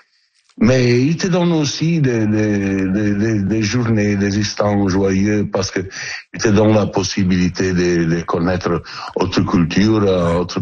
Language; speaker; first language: French; non-native, learner; Italian